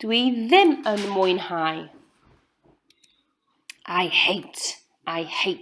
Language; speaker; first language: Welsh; non-native, local second language; English